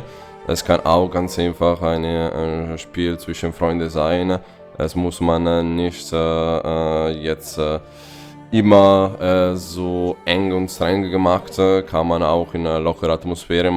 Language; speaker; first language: German; non-native, fluent; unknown